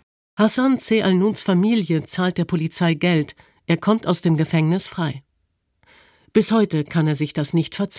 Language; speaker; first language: German; native; German